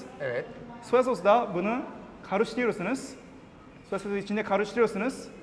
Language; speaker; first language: Turkish; non-native, fluent; Japanese